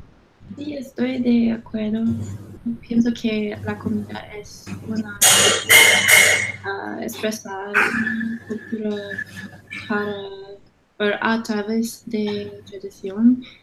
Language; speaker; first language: Spanish; non-native, learner; English